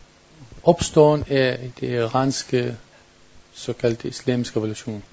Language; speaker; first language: Danish; non-native, learner; Arabic